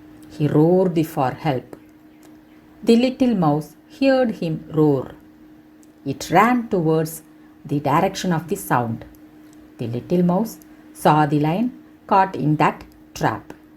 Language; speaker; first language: English; non-native, local second language; Tamil